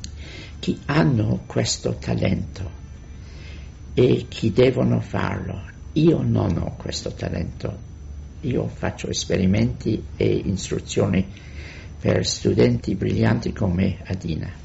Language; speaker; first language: Italian; non-native, fluent; English